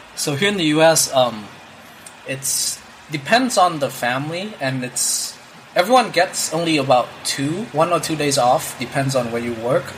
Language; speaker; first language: English; non-native, fluent; Vietnamese